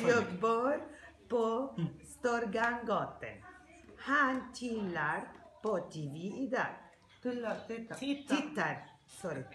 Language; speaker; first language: Swedish; non-native, learner; Arabic